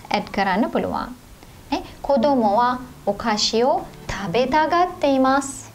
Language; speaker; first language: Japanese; non-native, fluent; Sinhala